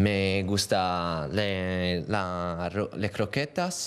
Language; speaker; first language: Spanish; non-native, learner; Italian